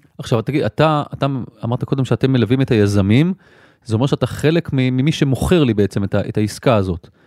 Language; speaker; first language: Hebrew; native; Hebrew